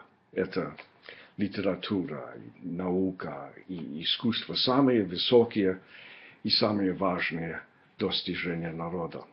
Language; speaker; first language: Russian; non-native, fluent; English